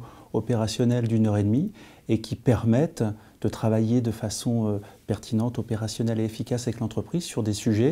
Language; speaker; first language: French; native; French